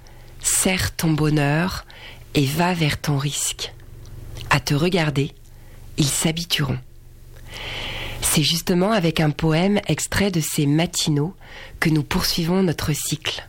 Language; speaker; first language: French; native; French